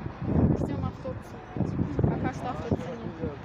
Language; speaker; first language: Russian; non-native, local second language; Azerbaijani